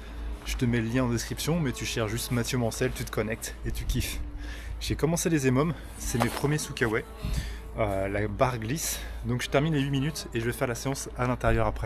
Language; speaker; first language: French; native; French